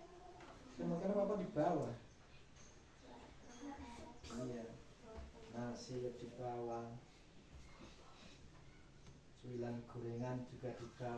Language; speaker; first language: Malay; non-native, local second language; Javanese